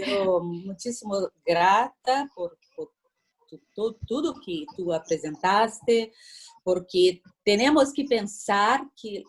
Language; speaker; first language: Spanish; non-native, learner; Portuguese